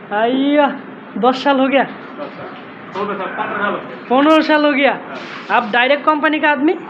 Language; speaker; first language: Hindi; non-native, learner; Bangla